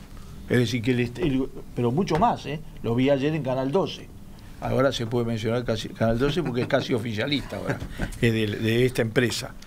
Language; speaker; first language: Spanish; native; Spanish